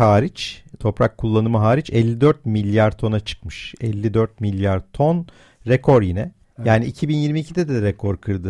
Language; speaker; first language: Turkish; native; Turkish